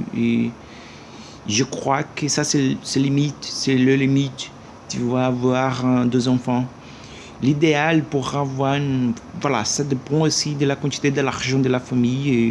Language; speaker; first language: French; non-native, learner; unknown